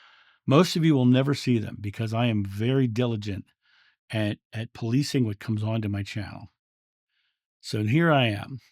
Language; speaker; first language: English; native; English